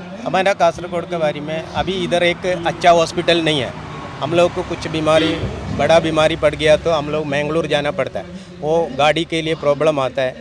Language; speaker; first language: Hindi; non-native, local second language; Malayalam